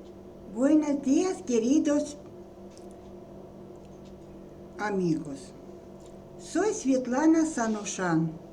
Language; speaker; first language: Spanish; non-native, learner; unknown